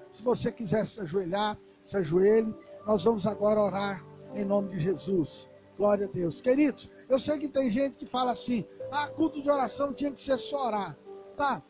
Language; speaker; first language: Portuguese; native; Portuguese